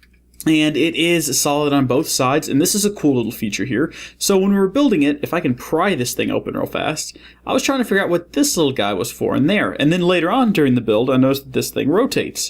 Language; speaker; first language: English; native; English